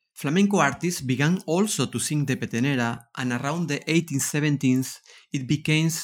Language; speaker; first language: English; non-native, fluent; Spanish